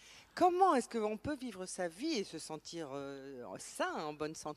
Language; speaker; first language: French; native; French